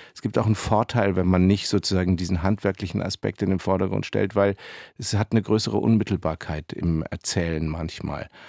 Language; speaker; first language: German; native; German